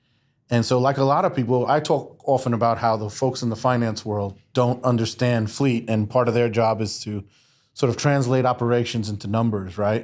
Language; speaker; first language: English; native; English